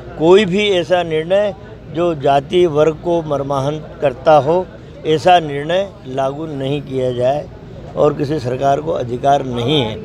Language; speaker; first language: Hindi; native; Hindi